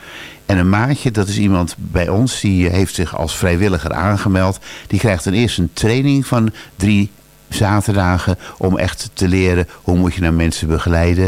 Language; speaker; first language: Dutch; native; Dutch